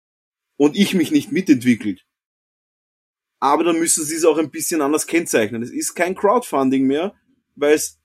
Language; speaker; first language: German; native; German